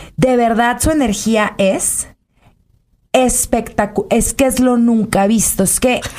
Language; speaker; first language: Spanish; native; Spanish